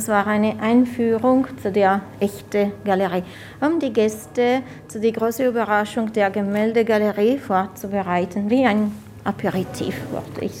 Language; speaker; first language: German; non-native, fluent; Italian